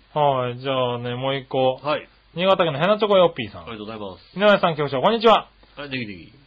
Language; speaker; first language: Japanese; native; Japanese